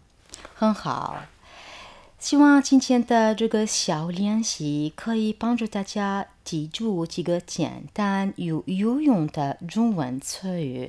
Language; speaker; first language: Chinese; non-native, fluent; Arabic